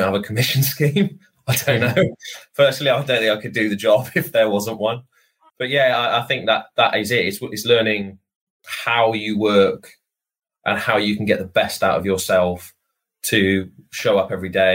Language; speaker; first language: English; native; English